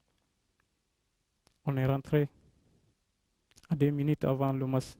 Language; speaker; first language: French; non-native, local second language; Fula